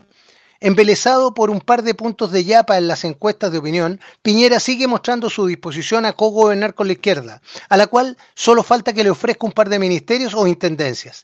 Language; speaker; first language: Spanish; native; Spanish